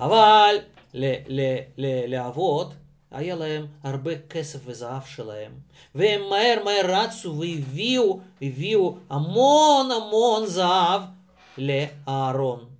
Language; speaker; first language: Hebrew; non-native, fluent; Russian